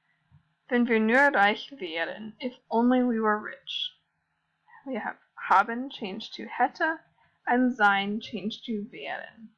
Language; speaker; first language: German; non-native, fluent; English